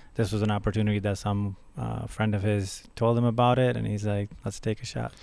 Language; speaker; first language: English; early bilingual, other home language; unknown